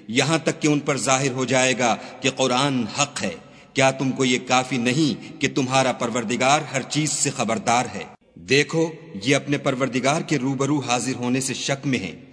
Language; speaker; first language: Urdu; native; Urdu